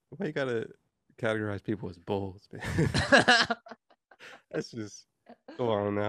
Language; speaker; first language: English; native; English